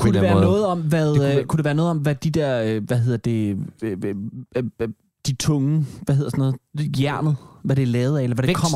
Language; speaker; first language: Danish; native; Danish